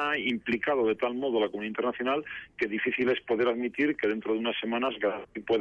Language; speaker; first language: Spanish; native; Spanish